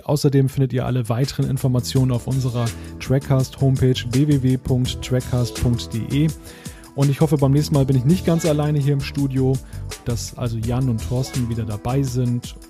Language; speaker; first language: German; native; German